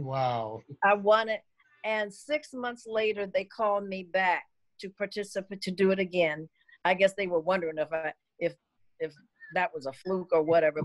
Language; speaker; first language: English; native; English